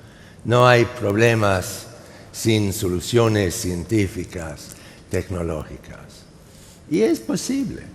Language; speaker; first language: Spanish; non-native, fluent; English